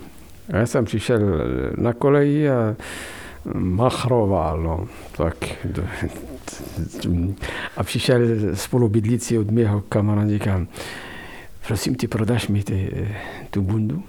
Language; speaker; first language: Czech; non-native, fluent; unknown